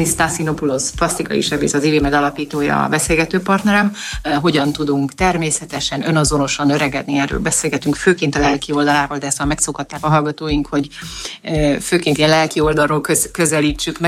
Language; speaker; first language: Hungarian; native; Hungarian